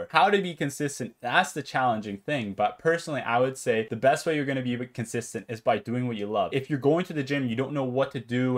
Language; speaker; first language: English; native; English